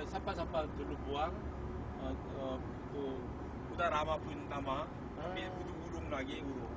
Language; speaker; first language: Indonesian; non-native, learner; Korean